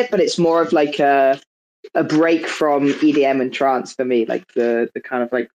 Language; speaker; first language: English; native; English